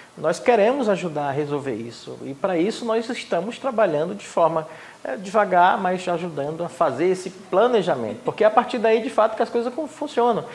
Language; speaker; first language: Portuguese; non-native, local second language; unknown